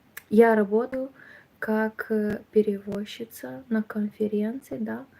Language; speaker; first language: Russian; non-native, learner; Romanian